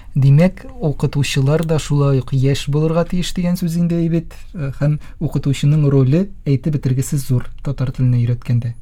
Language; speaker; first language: Tatar; native; Tatar